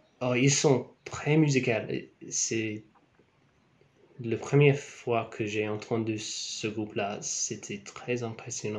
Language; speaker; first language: French; non-native, learner; English